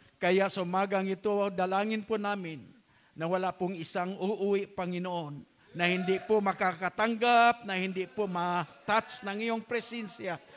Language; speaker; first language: Filipino; non-native, local second language; Cebuano